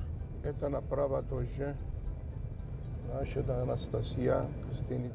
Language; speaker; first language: Russian; non-native, fluent; Greek